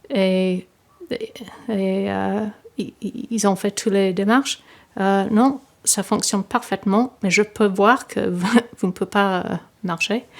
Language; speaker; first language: French; non-native, fluent; English